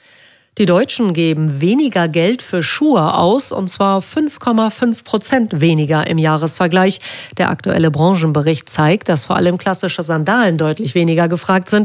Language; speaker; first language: German; native; German